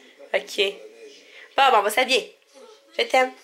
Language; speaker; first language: French; native; French